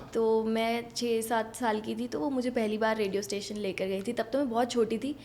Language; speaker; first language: Hindi; native; Hindi